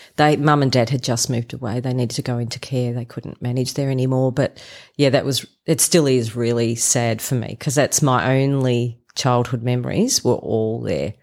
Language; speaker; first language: English; non-native, local second language; German